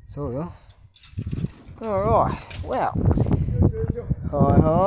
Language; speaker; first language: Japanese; non-native, learner; English